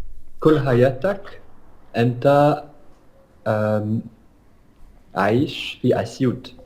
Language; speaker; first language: Arabic; non-native, learner; English